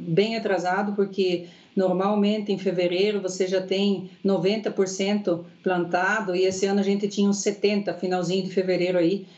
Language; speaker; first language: Portuguese; early bilingual, heritage; Portuguese